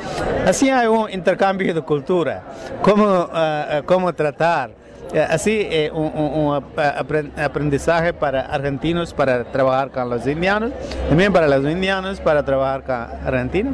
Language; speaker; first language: Spanish; non-native, fluent; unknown